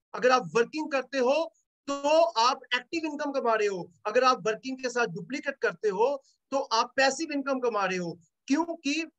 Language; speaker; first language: Hindi; native; Hindi